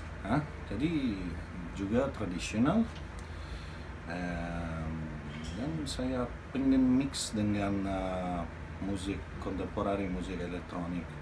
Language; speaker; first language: Indonesian; non-native, fluent; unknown